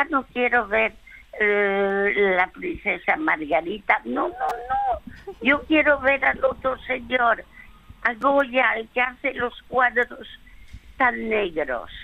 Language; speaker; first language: Spanish; early bilingual, other home language; French